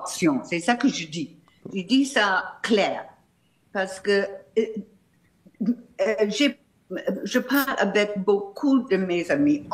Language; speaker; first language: French; non-native, fluent; English